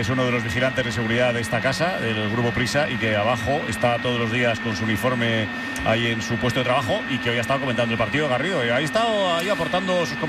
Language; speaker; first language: Spanish; native; Spanish